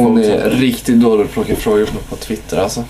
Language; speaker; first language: Swedish; native; Swedish